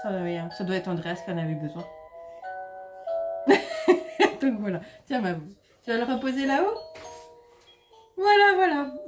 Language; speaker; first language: French; native; French